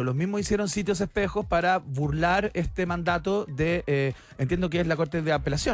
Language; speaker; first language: Spanish; native; Spanish